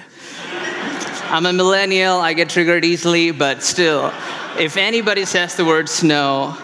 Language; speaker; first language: English; non-native, local second language; Tamil